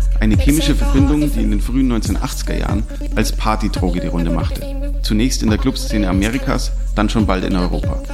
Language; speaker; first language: German; native; German